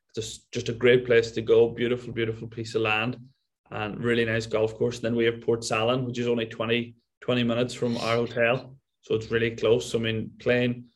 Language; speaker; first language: English; native; English